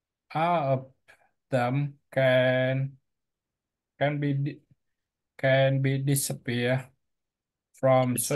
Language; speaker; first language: English; non-native, learner; Vietnamese